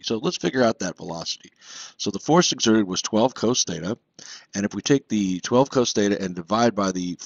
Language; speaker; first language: English; native; English